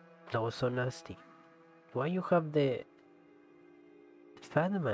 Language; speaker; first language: English; non-native, fluent; Spanish